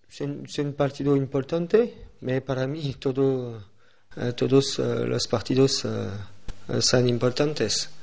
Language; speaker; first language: Spanish; non-native, learner; French